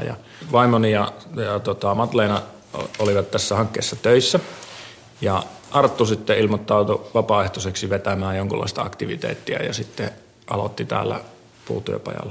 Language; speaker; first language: Finnish; native; Finnish